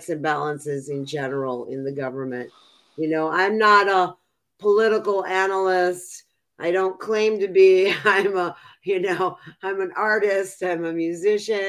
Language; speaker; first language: English; native; English